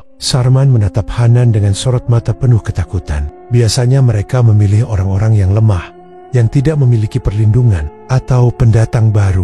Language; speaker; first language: Indonesian; native; Indonesian